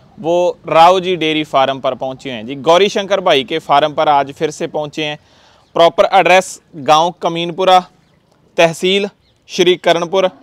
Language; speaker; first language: Hindi; non-native, local second language; Punjabi